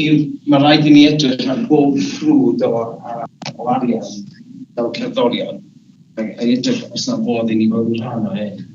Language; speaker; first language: Welsh; native; Welsh